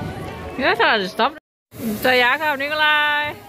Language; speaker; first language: Danish; non-native, learner; Thai